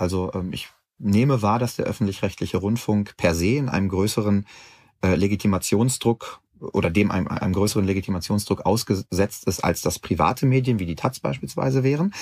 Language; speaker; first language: German; native; German